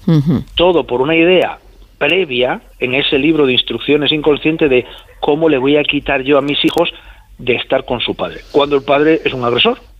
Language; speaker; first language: Spanish; native; Spanish